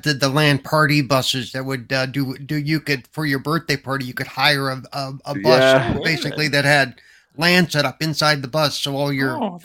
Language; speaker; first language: English; native; English